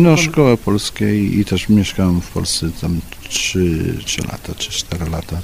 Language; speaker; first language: Polish; early bilingual, heritage; Polish